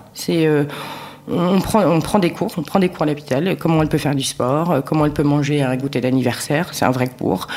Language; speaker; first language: French; native; French